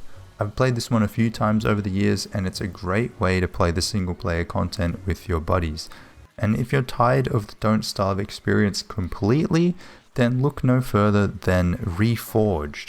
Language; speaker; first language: English; native; English